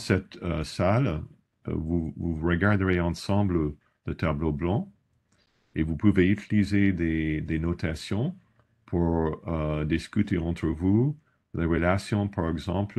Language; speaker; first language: French; non-native, fluent; English